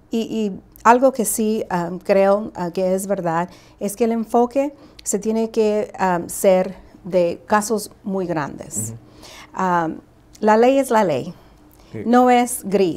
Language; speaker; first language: Spanish; early bilingual, heritage; Spanish